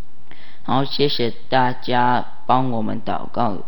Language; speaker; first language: Chinese; early bilingual, heritage; Chinese